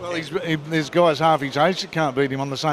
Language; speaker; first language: English; native; English